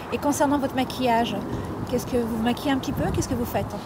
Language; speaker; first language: French; native; French